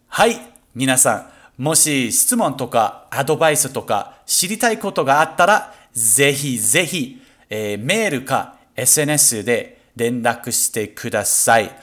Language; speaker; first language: Japanese; non-native, fluent; English